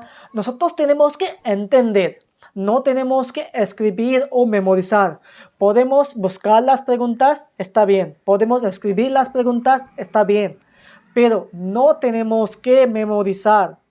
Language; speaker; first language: Spanish; non-native, fluent; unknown